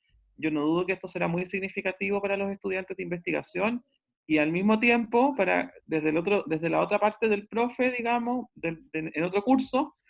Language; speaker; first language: Spanish; native; Spanish